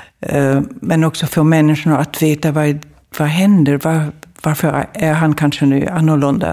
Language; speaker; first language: Swedish; non-native, fluent; German